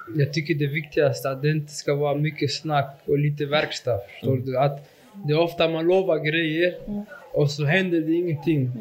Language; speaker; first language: Swedish; native; Swedish